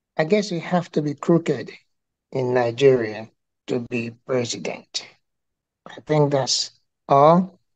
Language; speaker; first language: English; non-native, local second language; Igbo